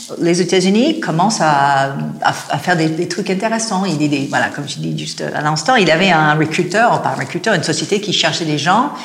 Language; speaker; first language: French; non-native, fluent; English